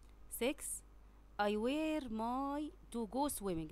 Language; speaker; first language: English; non-native, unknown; Arabic